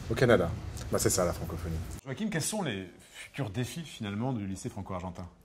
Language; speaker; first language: French; native; French